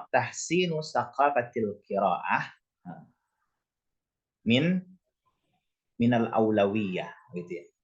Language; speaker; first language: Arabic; non-native, fluent; Indonesian